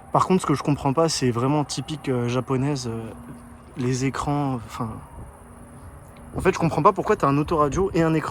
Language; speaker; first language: French; native; French